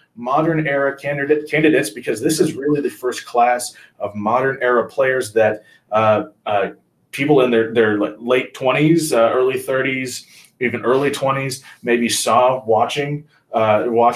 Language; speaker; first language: English; native; English